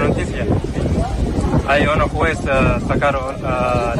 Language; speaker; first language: Spanish; non-native, learner; Arabic